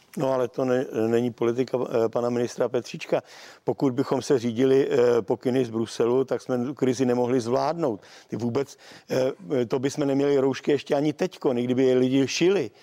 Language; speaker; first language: Czech; native; Czech